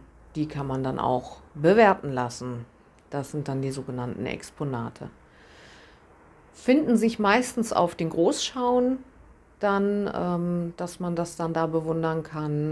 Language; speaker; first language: German; native; German